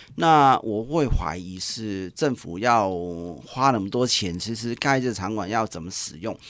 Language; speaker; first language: Chinese; non-native, local second language; Cantonese